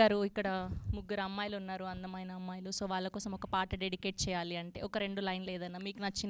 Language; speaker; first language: Telugu; native; Telugu